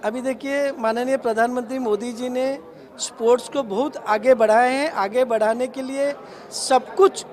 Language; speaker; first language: Hindi; non-native, local second language; Odia